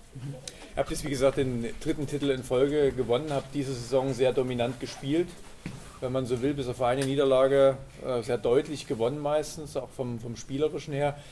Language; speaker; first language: German; native; German